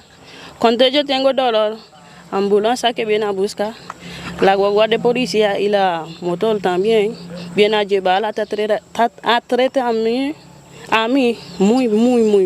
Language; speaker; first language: Spanish; non-native, learner; Haitian Creole